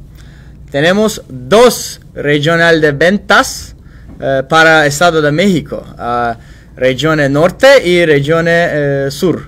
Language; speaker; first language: Spanish; non-native, learner; Turkish